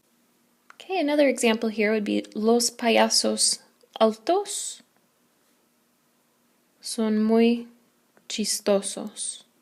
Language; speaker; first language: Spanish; non-native, fluent; English